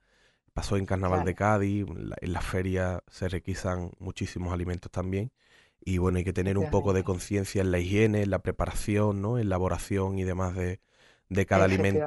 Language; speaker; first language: Spanish; native; Spanish